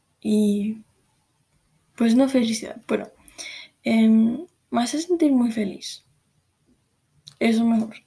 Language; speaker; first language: Spanish; early bilingual, heritage; Spanish